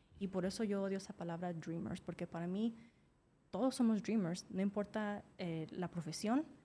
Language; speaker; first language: Spanish; early bilingual, other home language; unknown